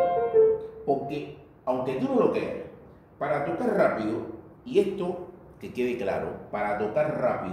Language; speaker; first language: Spanish; native; Spanish